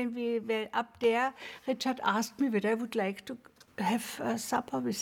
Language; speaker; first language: English; non-native, fluent; German